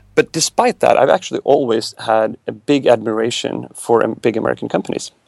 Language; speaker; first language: English; non-native, fluent; Swedish